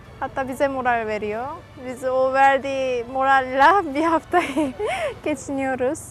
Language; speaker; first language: Turkish; non-native, fluent; Korean